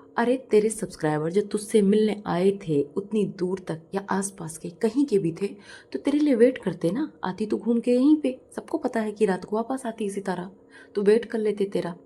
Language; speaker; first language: Hindi; native; Hindi